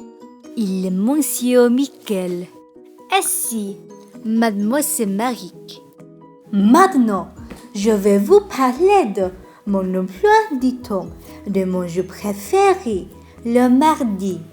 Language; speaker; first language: French; non-native, learner; Vietnamese